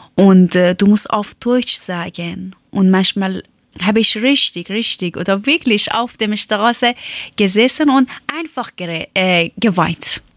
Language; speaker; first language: German; non-native, learner; Persian